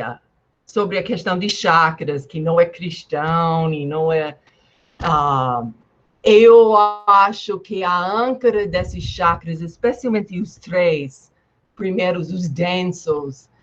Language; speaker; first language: Portuguese; non-native, fluent; English